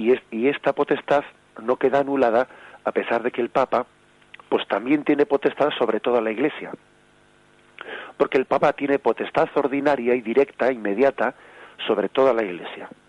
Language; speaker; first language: Spanish; native; Spanish